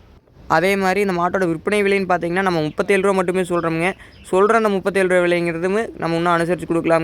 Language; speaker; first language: Tamil; native; Tamil